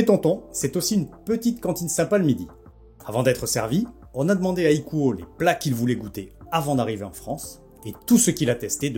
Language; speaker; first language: French; native; French